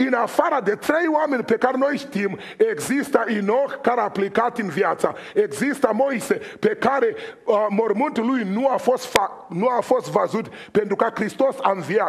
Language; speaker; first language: Romanian; non-native, fluent; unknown